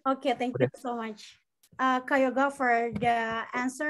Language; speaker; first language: English; non-native, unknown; Indonesian